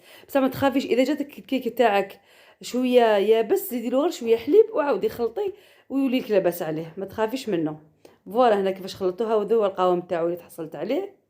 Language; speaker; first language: Arabic; native; Arabic